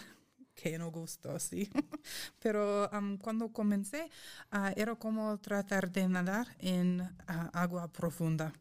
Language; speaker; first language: Spanish; non-native, fluent; English